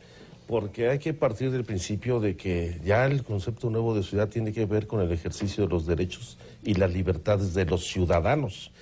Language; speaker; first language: Spanish; native; Spanish